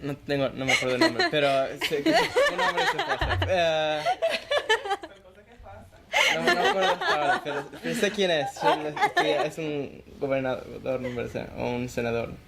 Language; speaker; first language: Spanish; early bilingual, heritage; Spanish